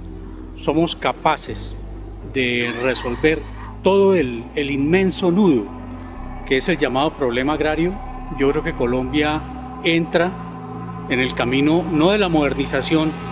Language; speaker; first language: Spanish; native; Spanish